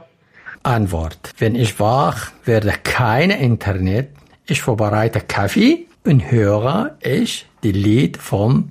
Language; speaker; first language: German; non-native, learner; Arabic